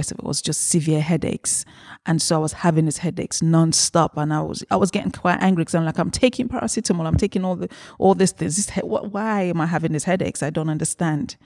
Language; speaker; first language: English; early bilingual, other home language; Yoruba